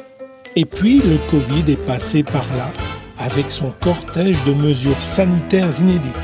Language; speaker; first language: French; native; French